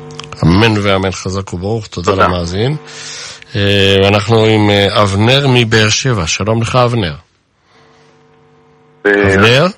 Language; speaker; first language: Hebrew; native; Hebrew